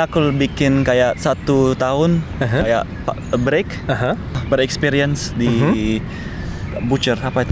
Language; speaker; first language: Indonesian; early bilingual, heritage; Indonesian